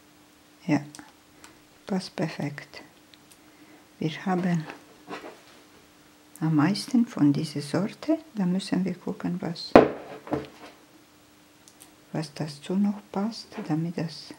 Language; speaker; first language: German; non-native, fluent; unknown